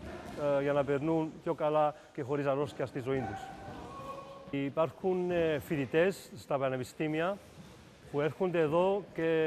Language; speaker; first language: Greek; early bilingual, heritage; Greek